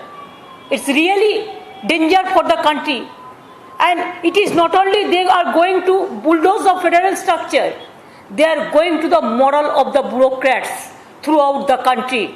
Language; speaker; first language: English; non-native, local second language; Bangla